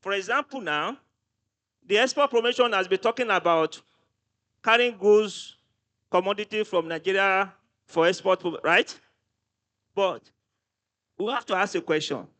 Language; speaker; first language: English; non-native, local second language; Yoruba